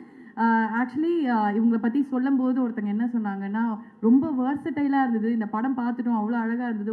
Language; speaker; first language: Tamil; native; Tamil